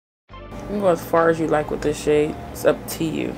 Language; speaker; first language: English; native; English